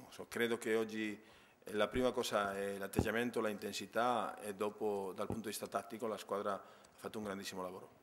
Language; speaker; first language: Italian; non-native, fluent; Spanish